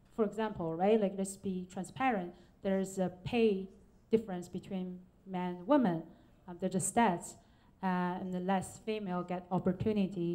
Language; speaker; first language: English; non-native, fluent; Chinese